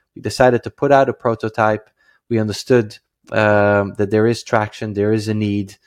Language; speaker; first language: English; non-native, fluent; Dutch